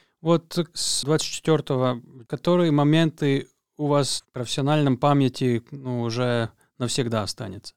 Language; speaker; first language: Russian; non-native, local second language; Latvian